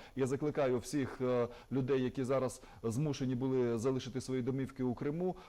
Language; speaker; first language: Ukrainian; native; Ukrainian